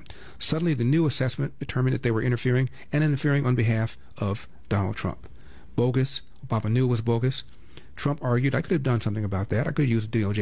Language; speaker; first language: English; native; English